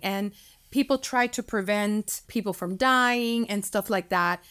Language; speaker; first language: English; early bilingual, other home language; Spanish